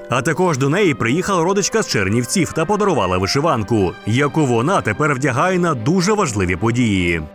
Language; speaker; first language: Ukrainian; native; Ukrainian